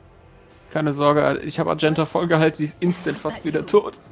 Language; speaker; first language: German; native; German